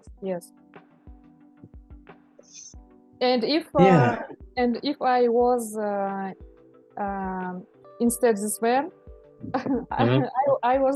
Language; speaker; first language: English; non-native, learner; Russian